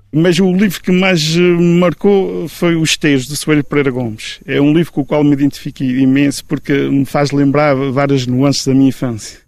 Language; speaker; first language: Portuguese; native; Portuguese